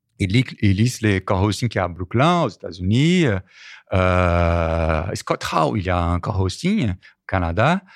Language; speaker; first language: French; non-native, fluent; Portuguese